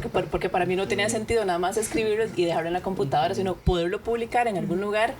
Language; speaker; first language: Spanish; native; Spanish